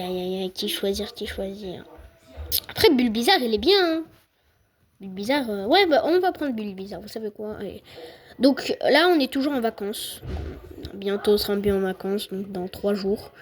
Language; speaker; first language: French; native; French